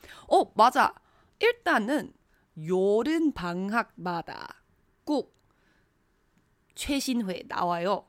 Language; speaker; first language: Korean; non-native, fluent; Chinese